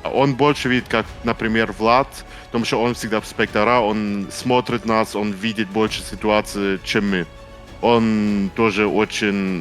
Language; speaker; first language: Russian; non-native, local second language; Ukrainian